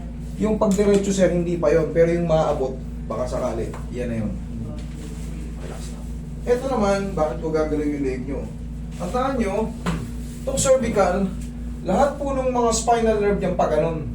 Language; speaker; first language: Filipino; native; Filipino